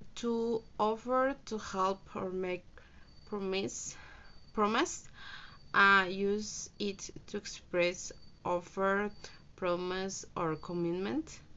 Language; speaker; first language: English; non-native, learner; Spanish